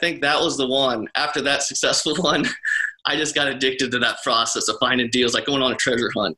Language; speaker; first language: English; native; English